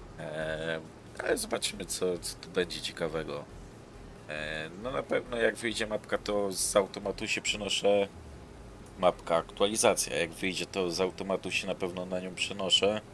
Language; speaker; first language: Polish; native; Polish